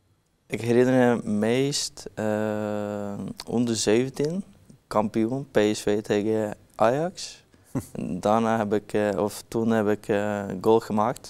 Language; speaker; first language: Dutch; non-native, learner; Norwegian